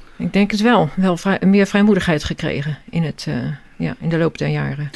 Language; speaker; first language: Dutch; native; Dutch